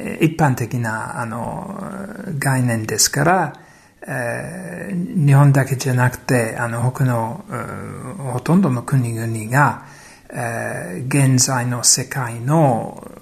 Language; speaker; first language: Japanese; non-native, fluent; English